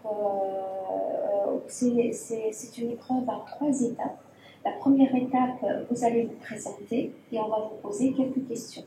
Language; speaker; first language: French; non-native, fluent; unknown